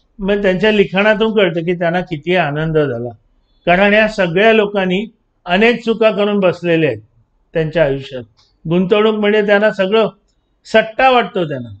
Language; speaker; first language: Marathi; native; Marathi